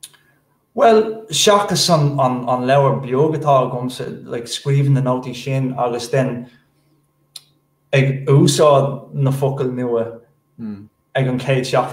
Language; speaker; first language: Irish; non-native, local second language; English